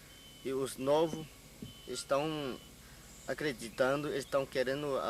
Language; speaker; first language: Portuguese; non-native, local second language; Yanomámi